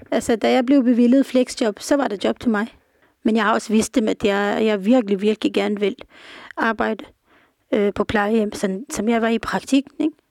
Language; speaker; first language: Danish; non-native, fluent; Arabic